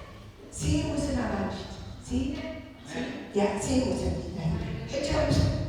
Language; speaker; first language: German; non-native, learner; Tigrinya